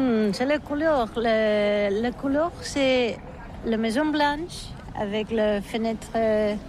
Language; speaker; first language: French; non-native, learner; Catalan